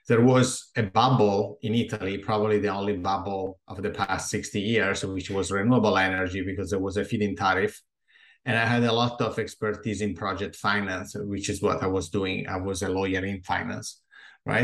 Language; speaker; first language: English; non-native, fluent; Italian